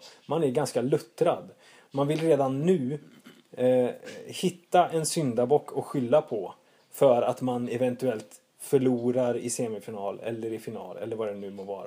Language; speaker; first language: Swedish; native; Swedish